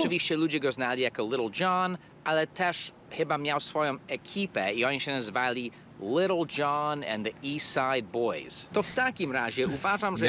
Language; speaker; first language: Polish; non-native, fluent; English